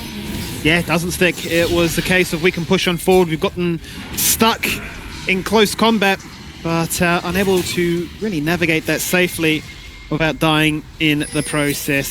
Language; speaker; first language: English; native; English